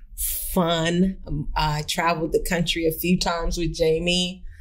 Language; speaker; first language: English; native; English